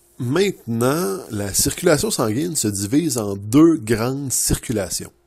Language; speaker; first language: French; native; French